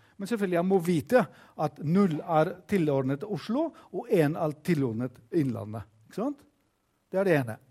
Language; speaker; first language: Norwegian; non-native, fluent; Greek